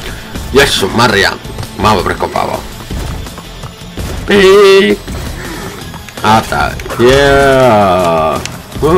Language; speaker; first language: Polish; non-native, learner; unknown